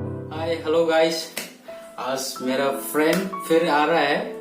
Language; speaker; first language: Hindi; non-native, local second language; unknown